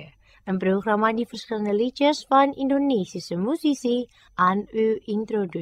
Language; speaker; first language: Dutch; non-native, fluent; Indonesian